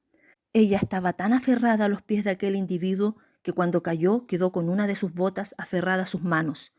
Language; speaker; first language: Spanish; native; Spanish